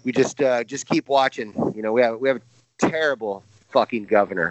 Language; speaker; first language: English; native; English